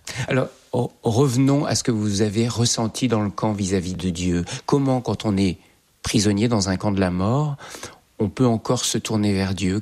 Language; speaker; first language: French; native; French